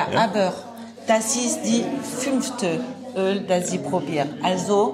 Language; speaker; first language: German; non-native, learner; French